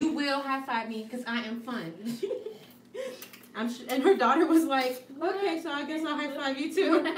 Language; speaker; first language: English; native; English